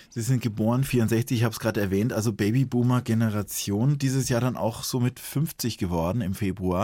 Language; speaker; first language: German; native; German